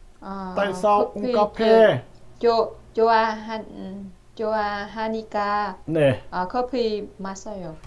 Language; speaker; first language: Korean; non-native, learner; Vietnamese